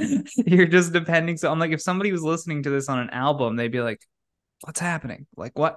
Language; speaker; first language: English; native; English